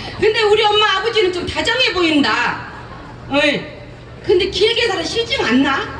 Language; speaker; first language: Korean; non-native, fluent; Thai